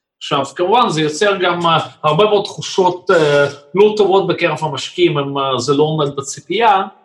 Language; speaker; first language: Hebrew; non-native, fluent; Russian